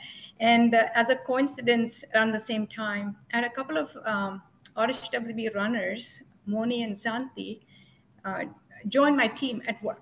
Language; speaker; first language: English; non-native, local second language; Telugu